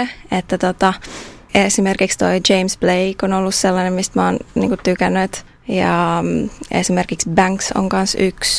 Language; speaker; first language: Finnish; native; Finnish